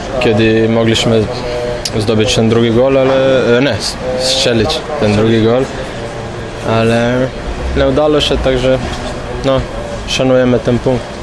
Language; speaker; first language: Polish; non-native, learner; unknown